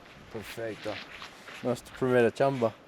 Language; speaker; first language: Spanish; non-native, learner; English